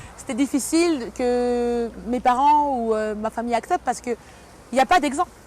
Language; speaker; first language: French; early bilingual, other home language; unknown